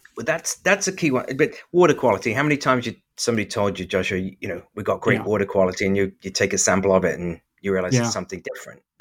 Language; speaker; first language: English; native; English